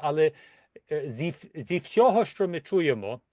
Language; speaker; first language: Ukrainian; early bilingual, heritage; Ukrainian